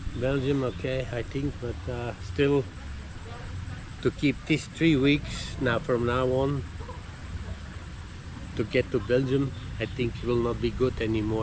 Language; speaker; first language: English; non-native, learner; Dutch